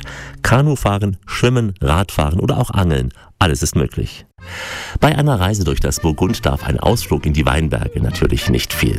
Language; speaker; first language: German; native; German